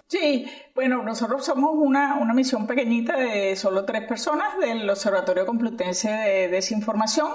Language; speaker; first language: Spanish; native; Spanish